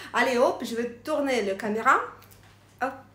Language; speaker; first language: French; non-native, learner; Russian